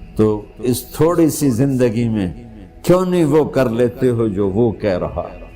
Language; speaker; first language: Urdu; non-native, local second language; Punjabi